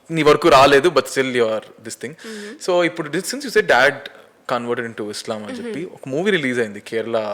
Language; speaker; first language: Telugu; native; Telugu